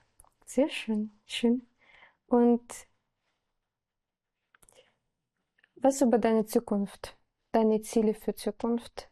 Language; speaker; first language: German; non-native, learner; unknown